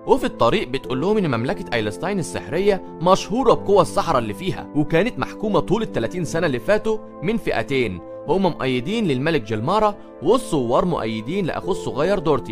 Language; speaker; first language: Arabic; native; Arabic